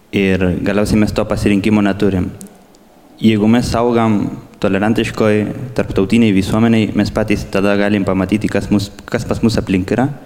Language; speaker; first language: Lithuanian; early bilingual, heritage; Spanish